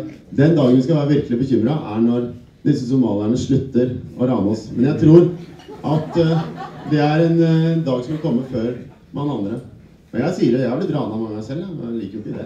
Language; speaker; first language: Norwegian; native; Norwegian